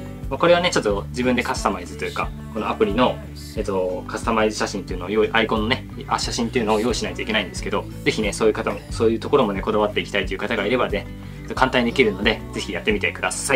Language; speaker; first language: Japanese; native; Japanese